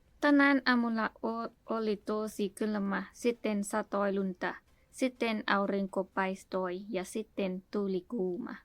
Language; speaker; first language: Finnish; non-native, learner; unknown